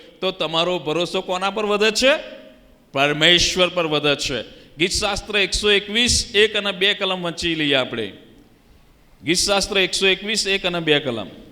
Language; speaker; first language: Gujarati; native; Gujarati